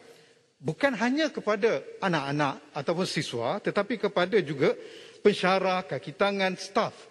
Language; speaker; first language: Malay; native; Malay